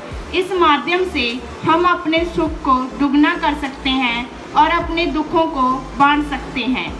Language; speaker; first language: Hindi; non-native, local second language; Punjabi